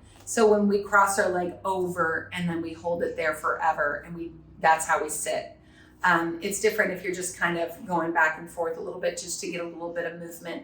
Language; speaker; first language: English; native; English